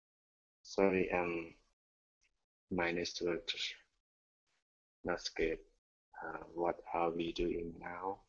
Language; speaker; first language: English; non-native, learner; Thai